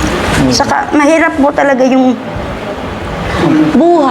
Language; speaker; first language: Filipino; non-native, local second language; Bikol